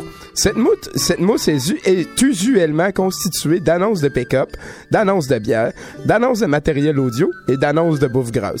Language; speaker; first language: French; native; French